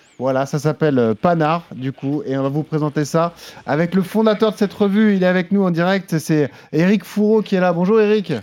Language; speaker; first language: French; native; French